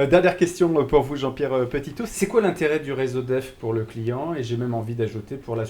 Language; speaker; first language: French; native; French